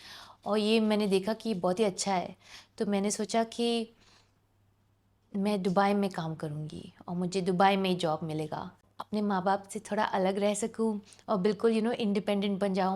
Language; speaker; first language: Hindi; non-native, local second language; English